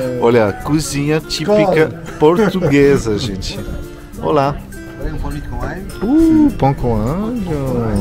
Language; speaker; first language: Portuguese; non-native, fluent; French